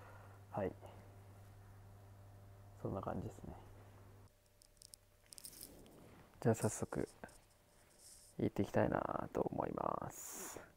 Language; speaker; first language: Japanese; native; Japanese